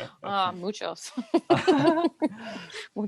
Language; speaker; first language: Spanish; non-native, learner; English